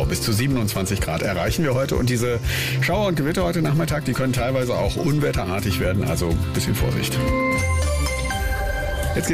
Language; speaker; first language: German; native; German